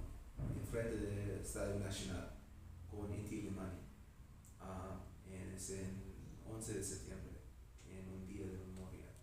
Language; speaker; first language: Spanish; non-native, learner; English